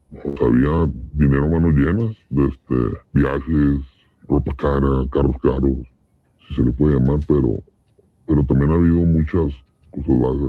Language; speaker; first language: Spanish; native; Spanish